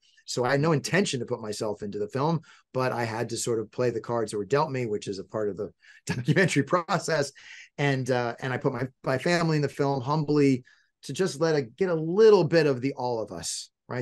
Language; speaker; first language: English; native; English